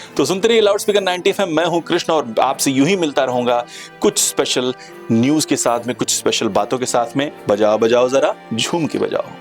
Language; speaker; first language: Hindi; native; Hindi